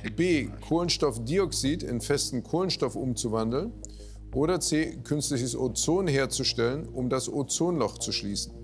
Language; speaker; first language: German; native; German